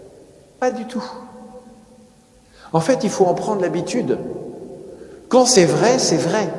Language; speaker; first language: French; native; French